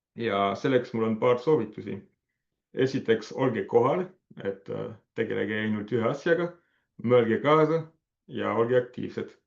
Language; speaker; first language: Estonian; non-native, fluent; French